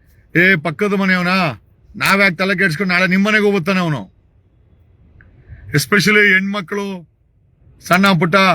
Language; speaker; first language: Kannada; native; Kannada